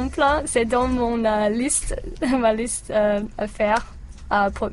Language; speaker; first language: French; non-native, learner; English